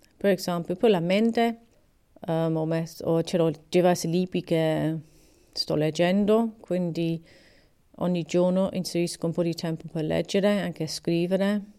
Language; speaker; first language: Italian; non-native, learner; English